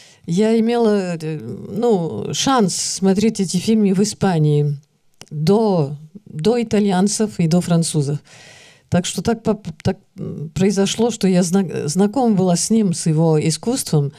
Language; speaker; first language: Russian; early bilingual, heritage; Russian